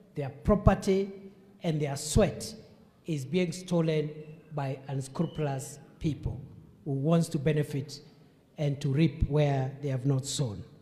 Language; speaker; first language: English; non-native, local second language; Meru